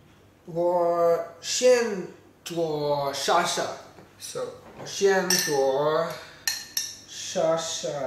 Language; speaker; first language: Chinese; non-native, learner; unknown